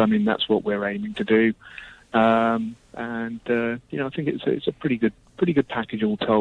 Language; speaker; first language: English; native; English